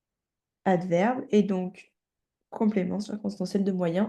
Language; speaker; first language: French; native; French